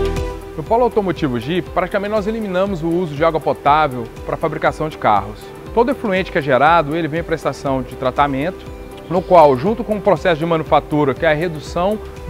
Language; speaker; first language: Portuguese; native; Portuguese